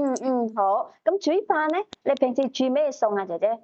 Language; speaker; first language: Cantonese; native; Cantonese